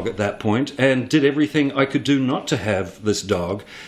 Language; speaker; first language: English; native; English